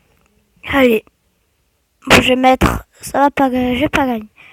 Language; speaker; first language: French; native; French